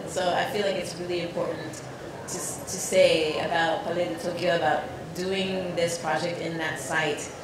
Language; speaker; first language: English; native; English